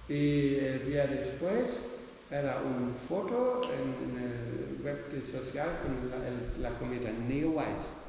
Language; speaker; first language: Spanish; non-native, learner; Dutch